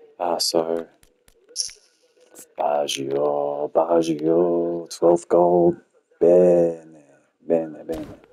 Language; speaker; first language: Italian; non-native, learner; English